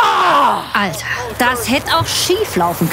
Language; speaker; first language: German; native; German